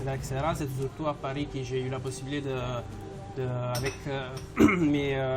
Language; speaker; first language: French; non-native, fluent; Italian